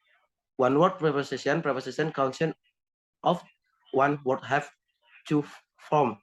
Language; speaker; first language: English; non-native, learner; Indonesian